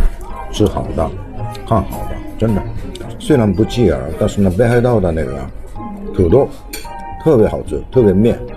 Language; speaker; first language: Chinese; non-native, fluent; Japanese